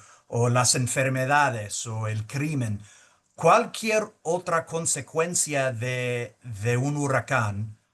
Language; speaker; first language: Spanish; early bilingual, heritage; Spanish